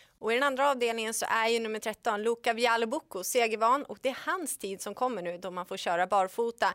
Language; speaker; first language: Swedish; native; Swedish